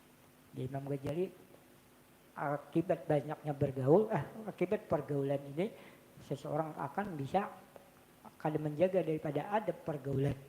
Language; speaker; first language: Indonesian; non-native, local second language; Banjar